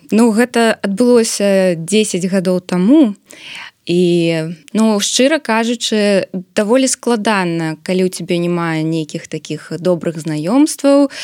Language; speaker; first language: Belarusian; non-native, local second language; Russian